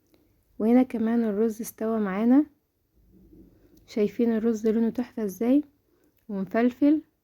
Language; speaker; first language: Arabic; native; Arabic